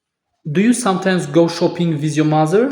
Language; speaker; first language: English; non-native, fluent; Tajik